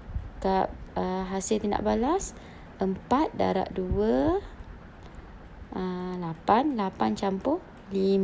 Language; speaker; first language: Malay; native; Malay